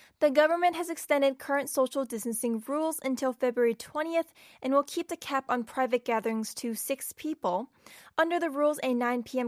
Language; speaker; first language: English; non-native, fluent; Korean